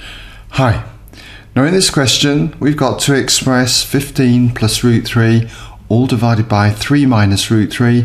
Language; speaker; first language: English; native; English